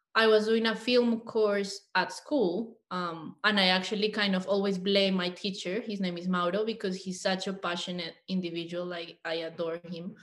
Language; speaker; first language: English; non-native, fluent; Spanish